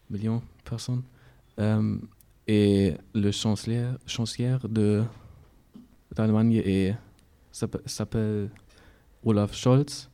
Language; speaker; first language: French; non-native, learner; German